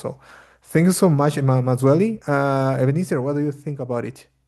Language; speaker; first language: English; non-native, fluent; Spanish